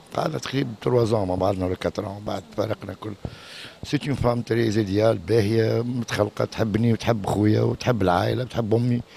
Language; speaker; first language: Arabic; native; Arabic